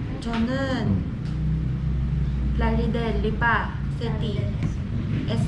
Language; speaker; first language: Korean; non-native, learner; Filipino